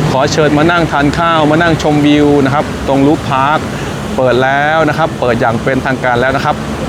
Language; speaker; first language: Thai; native; Thai